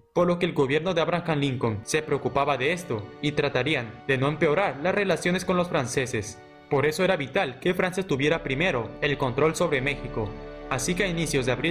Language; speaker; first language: Spanish; native; Spanish